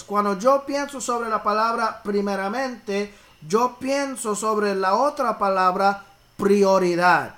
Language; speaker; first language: Spanish; early bilingual, heritage; English